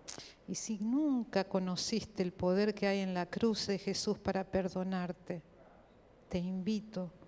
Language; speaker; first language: Spanish; native; Spanish